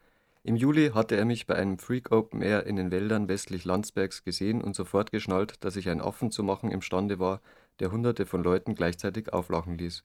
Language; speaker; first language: German; native; German